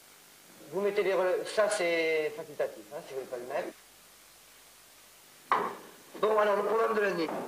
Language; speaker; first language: French; native; French